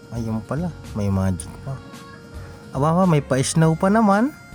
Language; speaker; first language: Filipino; non-native, local second language; Bikol